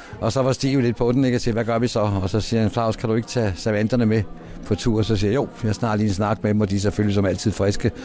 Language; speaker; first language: Danish; native; Danish